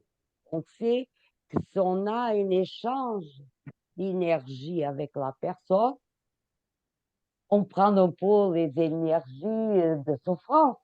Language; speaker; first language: French; non-native, fluent; Portuguese